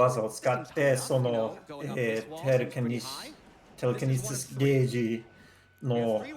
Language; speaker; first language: Japanese; non-native, learner; English